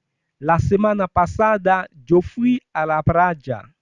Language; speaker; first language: Spanish; non-native, fluent; Haitian Creole